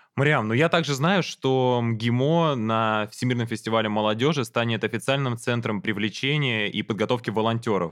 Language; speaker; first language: Russian; native; Russian